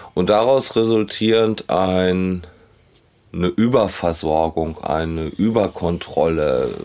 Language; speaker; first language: German; native; German